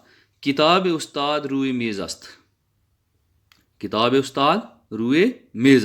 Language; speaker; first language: Persian; non-native, fluent; Urdu